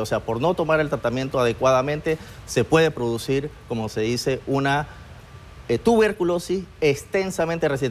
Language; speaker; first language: Spanish; native; Spanish